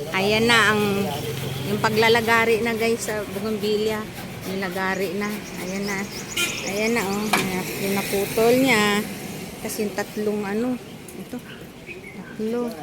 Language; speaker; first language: Filipino; native; Filipino